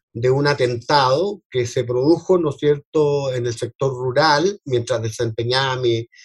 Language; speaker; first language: Spanish; native; Spanish